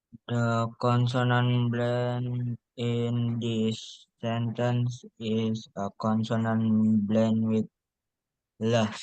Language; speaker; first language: English; non-native, learner; Indonesian